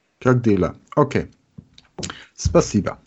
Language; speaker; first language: Russian; non-native, learner; German